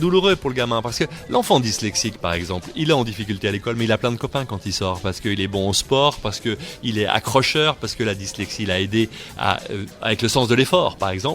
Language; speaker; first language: French; native; French